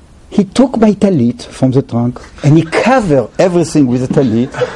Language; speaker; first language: English; non-native, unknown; Hebrew